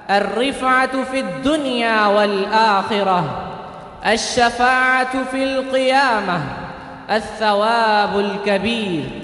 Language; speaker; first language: Arabic; non-native, learner; Urdu